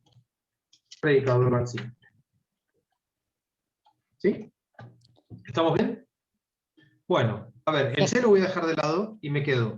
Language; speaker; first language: Spanish; native; Spanish